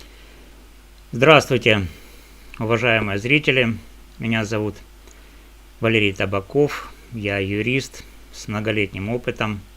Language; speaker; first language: Russian; native; Russian